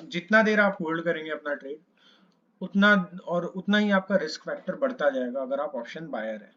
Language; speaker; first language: Hindi; native; Hindi